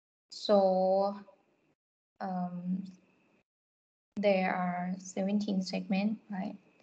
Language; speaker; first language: English; non-native, fluent; Thai